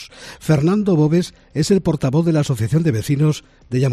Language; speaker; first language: Spanish; native; Spanish